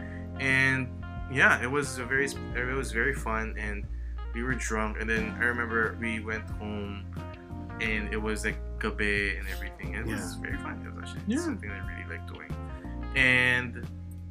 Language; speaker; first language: English; non-native, local second language; Filipino